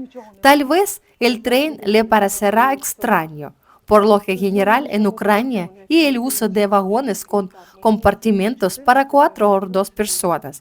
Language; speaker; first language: Spanish; non-native, learner; Ukrainian